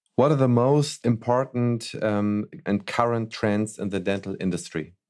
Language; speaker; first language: English; non-native, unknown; German